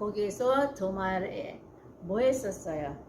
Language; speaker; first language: Korean; non-native, learner; Cebuano